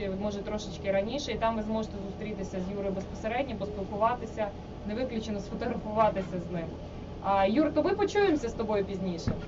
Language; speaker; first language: Ukrainian; native; Ukrainian